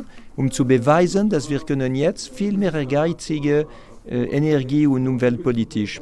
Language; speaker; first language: German; non-native, local second language; French